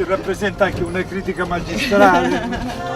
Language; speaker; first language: Italian; native; Italian